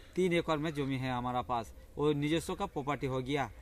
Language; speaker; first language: Hindi; non-native, local second language; Bangla